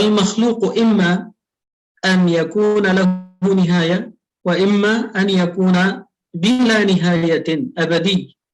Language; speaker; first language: Arabic; native; Arabic